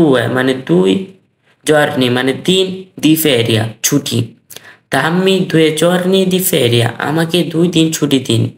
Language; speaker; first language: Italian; non-native, fluent; Bangla